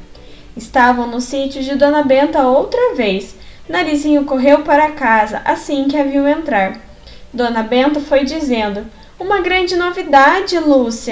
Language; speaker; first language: Portuguese; native; Portuguese